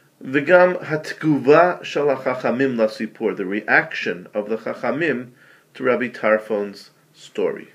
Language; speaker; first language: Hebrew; non-native, fluent; English